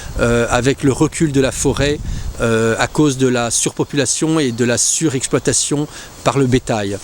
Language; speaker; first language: French; native; French